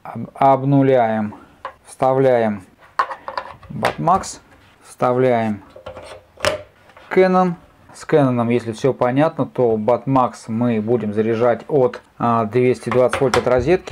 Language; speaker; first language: Russian; native; Russian